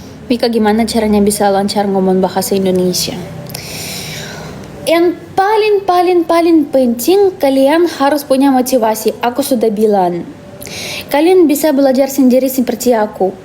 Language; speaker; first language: Indonesian; non-native, fluent; Russian